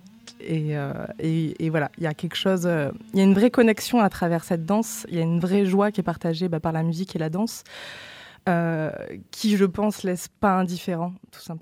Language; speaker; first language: French; native; French